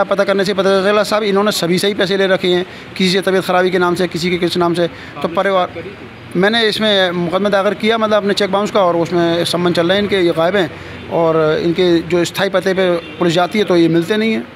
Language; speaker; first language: Hindi; native; Hindi